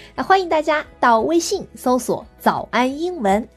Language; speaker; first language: Chinese; native; Chinese